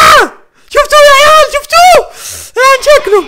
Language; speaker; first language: Arabic; native; Arabic